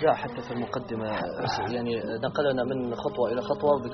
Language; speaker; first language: Arabic; native; Arabic